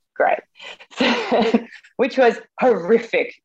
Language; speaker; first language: English; native; English